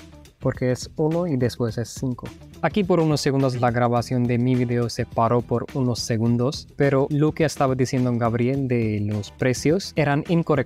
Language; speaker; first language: Spanish; non-native, fluent; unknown